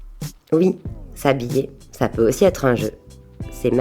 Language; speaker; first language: French; native; French